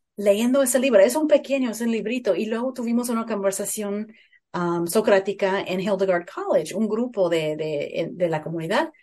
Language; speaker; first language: Spanish; early bilingual, heritage; Spanish